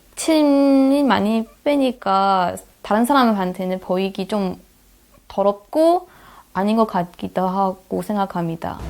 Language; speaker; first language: Korean; non-native, learner; Chinese